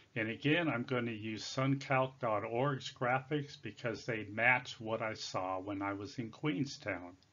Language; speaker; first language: English; native; English